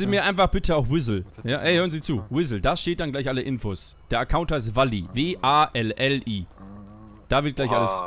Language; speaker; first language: German; native; German